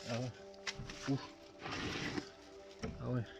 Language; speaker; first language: French; native; French